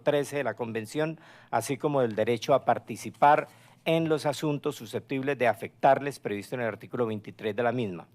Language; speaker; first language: Spanish; native; Spanish